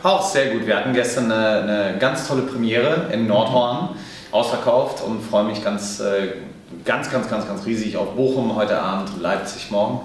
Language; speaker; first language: German; native; German